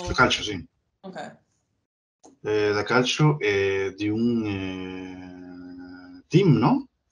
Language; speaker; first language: Italian; non-native, learner; Spanish